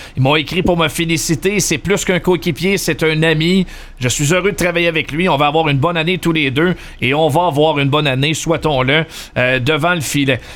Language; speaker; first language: French; native; French